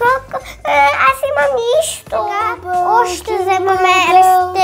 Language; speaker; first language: Bulgarian; early bilingual, heritage; Bulgarian